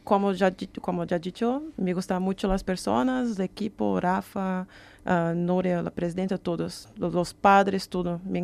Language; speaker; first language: Spanish; non-native, learner; Portuguese